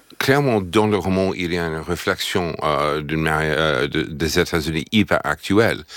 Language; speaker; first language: French; non-native, fluent; English